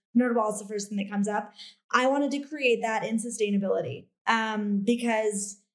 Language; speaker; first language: English; native; English